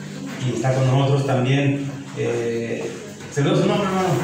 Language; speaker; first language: Spanish; native; Spanish